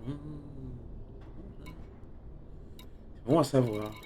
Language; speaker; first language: French; native; French